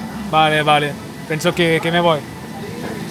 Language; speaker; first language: Spanish; non-native, learner; French